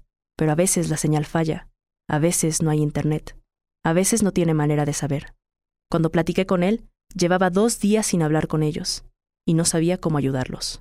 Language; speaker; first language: Spanish; native; Spanish